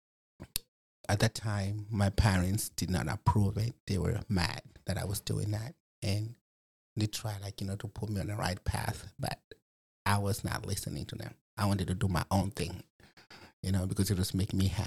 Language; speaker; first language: English; non-native, local second language; Nyanja